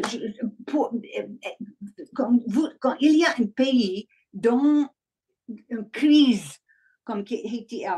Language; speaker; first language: French; non-native, learner; English